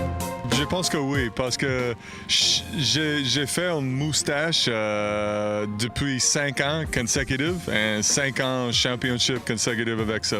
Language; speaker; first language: French; non-native, learner; English